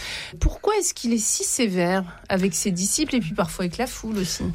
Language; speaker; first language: French; native; French